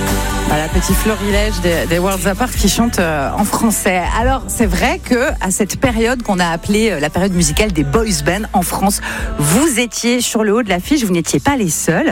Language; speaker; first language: French; native; French